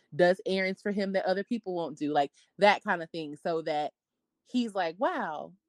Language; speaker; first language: English; native; English